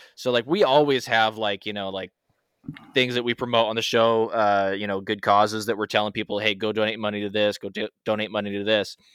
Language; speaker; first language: English; native; English